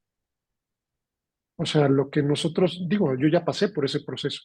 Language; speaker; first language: Spanish; native; Spanish